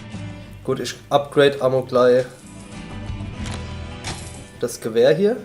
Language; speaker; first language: German; native; German